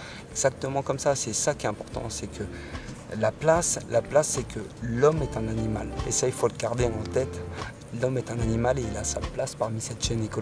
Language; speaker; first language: French; native; French